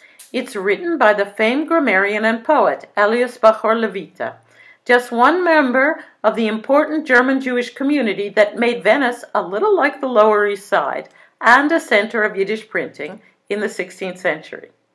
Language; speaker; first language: English; native; English